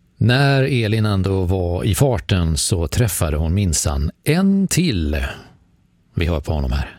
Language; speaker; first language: Swedish; native; Swedish